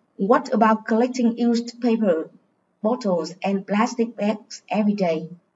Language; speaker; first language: English; non-native, fluent; Vietnamese